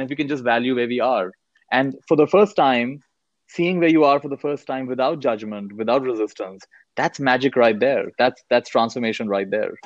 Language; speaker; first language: English; non-native, local second language; Hindi